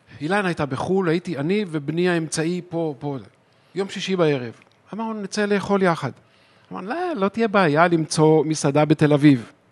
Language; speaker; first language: Hebrew; native; Hebrew